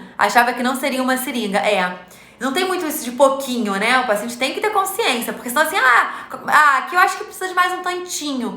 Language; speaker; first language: Portuguese; native; Portuguese